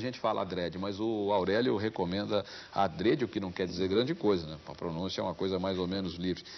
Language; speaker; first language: Portuguese; native; Portuguese